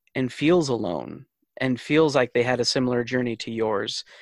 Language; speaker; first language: English; native; English